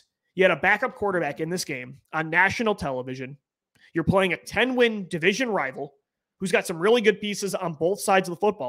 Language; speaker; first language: English; native; English